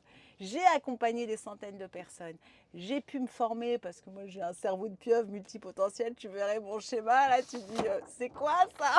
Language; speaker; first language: French; native; French